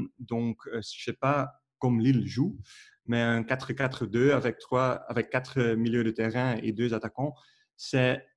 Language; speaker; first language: French; non-native, learner; Dutch